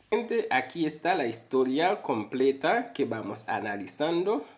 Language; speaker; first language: Spanish; non-native, fluent; Haitian Creole